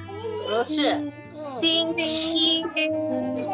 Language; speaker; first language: Chinese; non-native, fluent; Indonesian